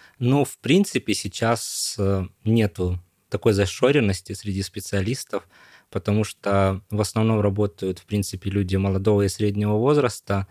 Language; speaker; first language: Russian; native; Russian